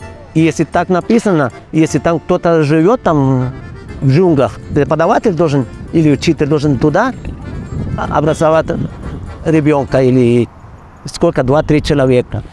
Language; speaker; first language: Russian; non-native, fluent; Spanish